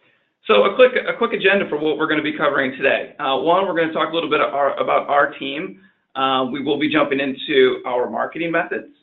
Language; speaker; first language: English; native; English